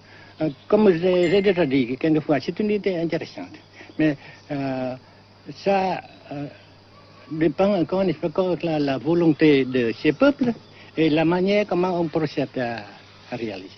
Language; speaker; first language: French; non-native, local second language; Vietnamese